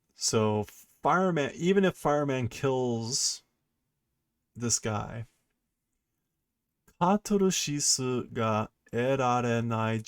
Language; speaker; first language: Japanese; non-native, learner; English